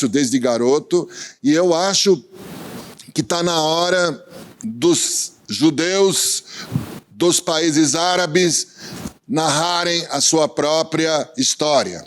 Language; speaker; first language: Portuguese; early bilingual, other home language; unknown